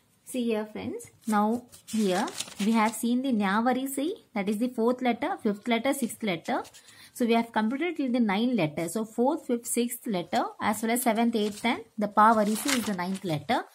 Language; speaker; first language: English; non-native, local second language; Tamil